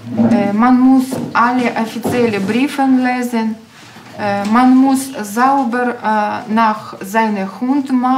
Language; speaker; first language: German; non-native, learner; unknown